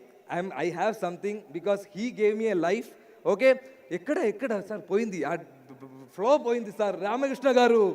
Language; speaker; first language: Telugu; non-native, learner; Malayalam